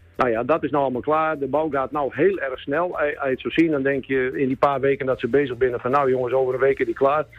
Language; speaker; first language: Dutch; native; Dutch